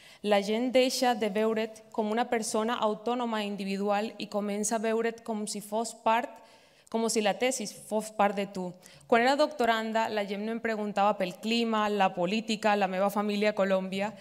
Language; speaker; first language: Catalan; non-native, fluent; Spanish